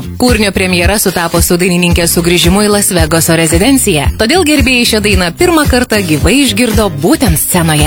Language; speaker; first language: Lithuanian; native; Lithuanian